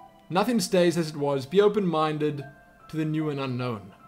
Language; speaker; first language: English; native; English